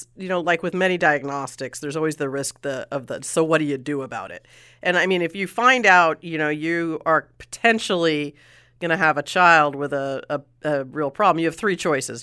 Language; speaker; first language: English; native; English